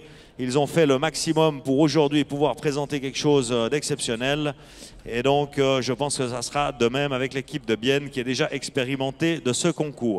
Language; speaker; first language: French; native; French